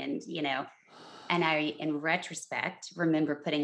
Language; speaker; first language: English; native; English